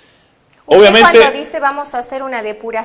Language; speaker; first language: Spanish; native; Spanish